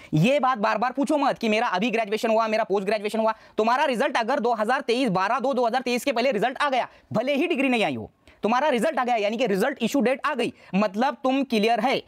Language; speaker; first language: Hindi; non-native, local second language; Marathi